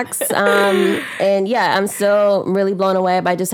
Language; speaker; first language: English; native; English